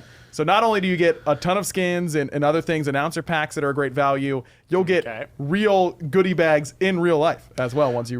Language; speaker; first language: English; native; English